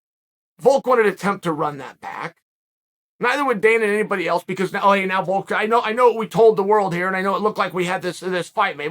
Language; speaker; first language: English; native; English